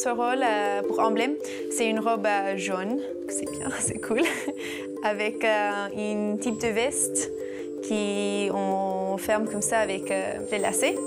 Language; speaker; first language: French; non-native, learner; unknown